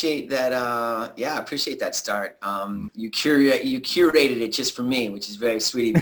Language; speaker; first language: English; native; English